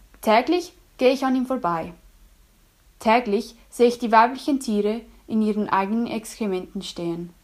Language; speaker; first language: German; native; German